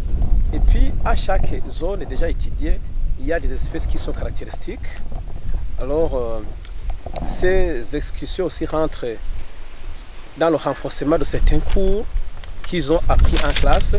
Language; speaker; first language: French; non-native, local second language; Rundi